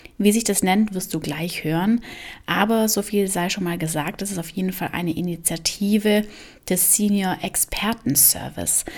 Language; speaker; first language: German; native; German